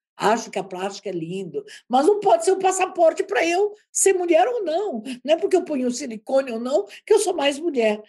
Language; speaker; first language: Portuguese; native; Portuguese